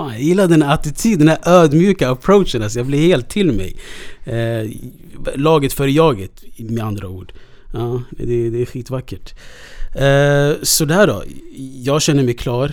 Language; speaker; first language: Swedish; native; Swedish